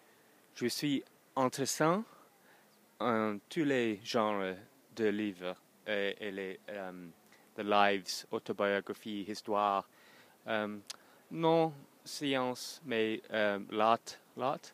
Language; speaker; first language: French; non-native, learner; English